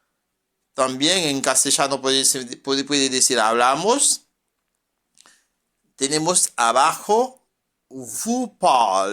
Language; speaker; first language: Spanish; non-native, fluent; French